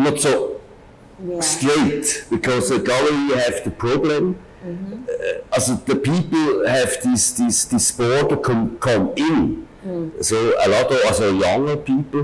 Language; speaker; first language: English; non-native, learner; German